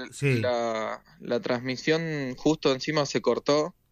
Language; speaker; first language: Spanish; native; Spanish